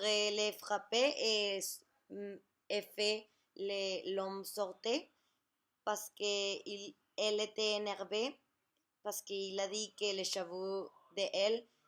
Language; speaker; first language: French; non-native, learner; Spanish